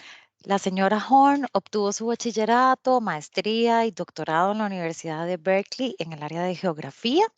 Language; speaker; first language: Spanish; native; Spanish